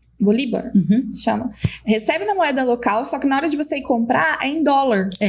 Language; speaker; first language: Portuguese; native; Portuguese